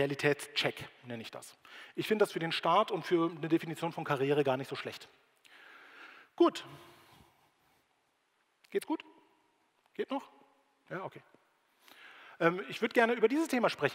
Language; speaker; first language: German; native; German